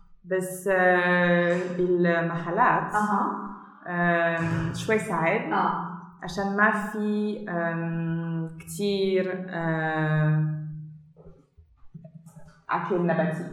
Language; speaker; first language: Arabic; non-native, learner; German